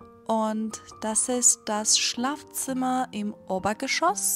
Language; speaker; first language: German; non-native, fluent; Persian